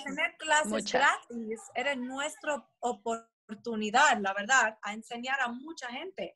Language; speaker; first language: Spanish; non-native, fluent; English